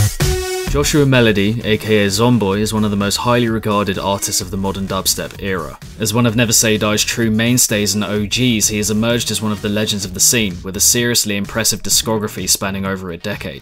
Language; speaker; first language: English; native; English